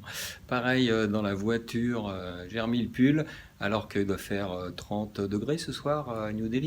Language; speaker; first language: French; native; French